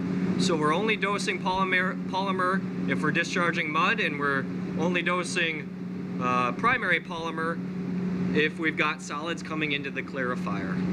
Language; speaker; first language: English; native; English